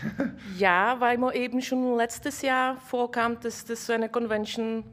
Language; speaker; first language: German; non-native, fluent; Czech